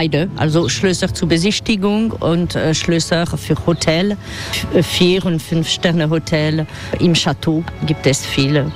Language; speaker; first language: German; non-native, fluent; French